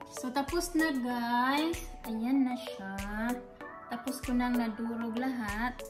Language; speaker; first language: Filipino; non-native, local second language; Cebuano